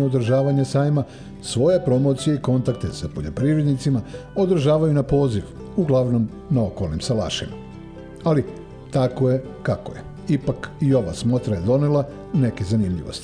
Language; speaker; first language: Serbian; native; Serbian